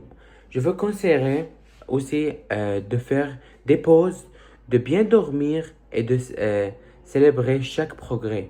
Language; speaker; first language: French; early bilingual, other home language; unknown